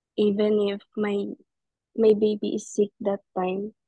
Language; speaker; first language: English; non-native, local second language; Filipino